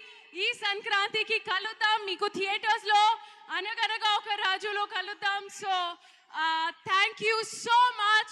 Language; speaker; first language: Telugu; non-native, local second language; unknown